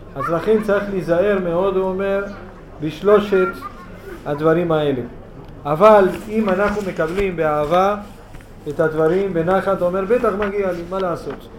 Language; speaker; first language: Hebrew; native; Hebrew